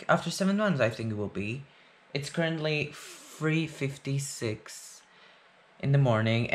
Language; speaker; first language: English; non-native, fluent; Slovak